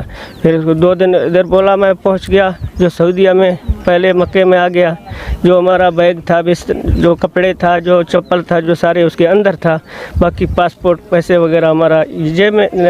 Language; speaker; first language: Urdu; non-native, local second language; Baluchi